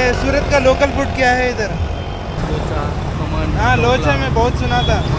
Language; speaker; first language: Hindi; non-native, local second language; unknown